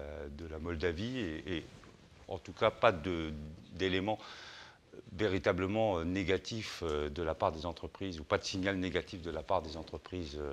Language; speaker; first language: French; native; French